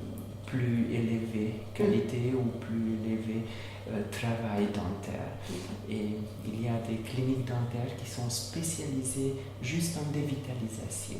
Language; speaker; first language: French; non-native, learner; Hungarian